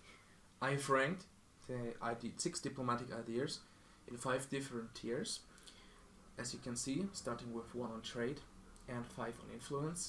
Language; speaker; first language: English; non-native, fluent; German